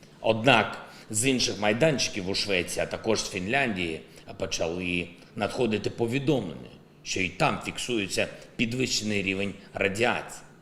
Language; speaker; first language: Ukrainian; non-native, local second language; Russian